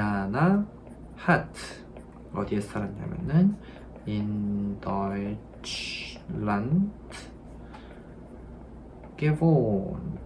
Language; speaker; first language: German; non-native, fluent; Korean